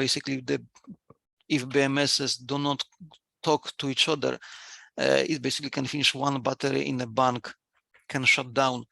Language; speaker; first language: English; non-native, fluent; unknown